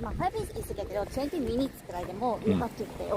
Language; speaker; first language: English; non-native, learner; Japanese